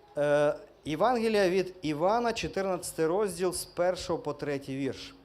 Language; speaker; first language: Ukrainian; non-native, local second language; Russian